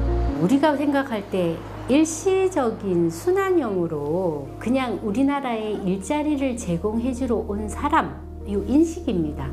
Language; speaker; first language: Korean; native; Korean